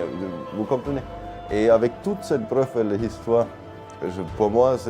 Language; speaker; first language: French; non-native, fluent; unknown